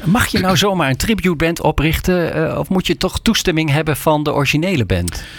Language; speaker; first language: Dutch; native; Dutch